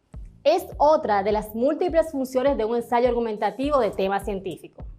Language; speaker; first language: Spanish; native; Spanish